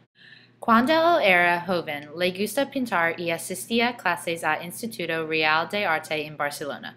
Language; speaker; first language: Spanish; non-native, learner; English